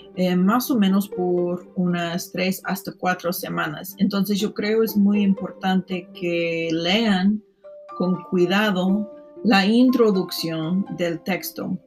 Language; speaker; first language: Spanish; non-native, fluent; English